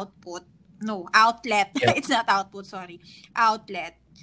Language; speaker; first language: English; non-native, local second language; Hiligaynon